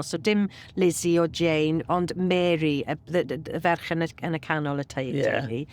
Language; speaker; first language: Welsh; non-native, local second language; English